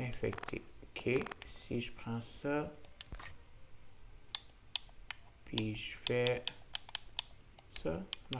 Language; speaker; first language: French; native; French